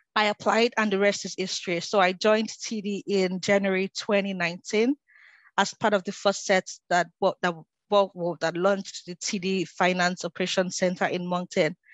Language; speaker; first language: English; non-native, local second language; Yoruba